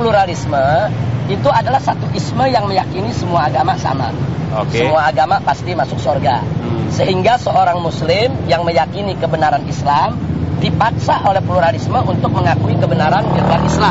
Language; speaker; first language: Indonesian; native; Indonesian